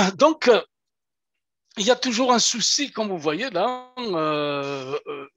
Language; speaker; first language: French; non-native, local second language; Kabyle